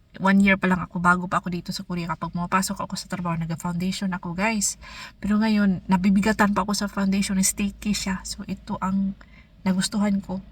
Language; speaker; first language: Filipino; non-native, local second language; Cebuano